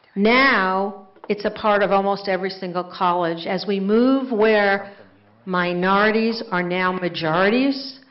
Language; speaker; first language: English; native; English